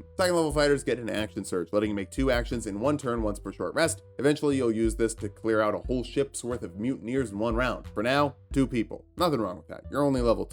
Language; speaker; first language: English; native; English